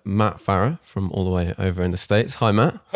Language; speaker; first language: English; native; English